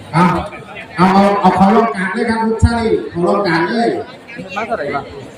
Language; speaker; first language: Thai; native; Thai